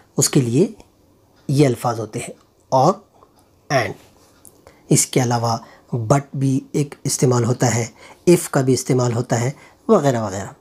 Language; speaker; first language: Urdu; native; Urdu